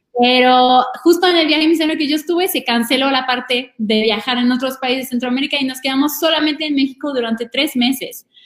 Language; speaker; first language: Spanish; non-native, fluent; French